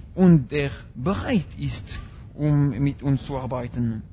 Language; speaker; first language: German; non-native, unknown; French